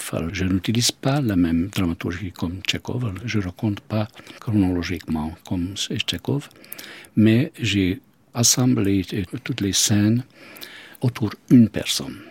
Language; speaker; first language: French; non-native, fluent; Hungarian